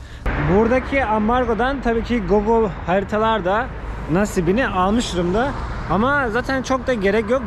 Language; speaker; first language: Turkish; native; Turkish